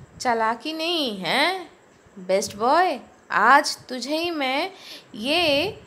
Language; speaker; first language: Hindi; non-native, local second language; Bangla